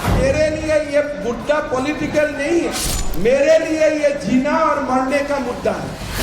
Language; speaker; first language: Hindi; non-native, local second language; Assamese